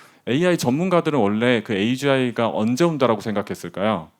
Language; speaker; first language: Korean; native; Korean